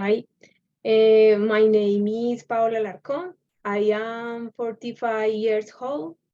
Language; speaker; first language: English; non-native, learner; Spanish